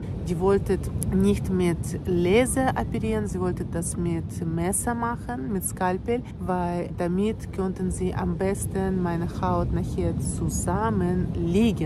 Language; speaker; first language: German; non-native, fluent; Russian